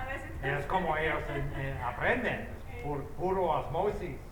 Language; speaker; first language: Spanish; non-native, fluent; English